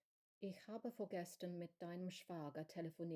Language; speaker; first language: German; non-native, learner; English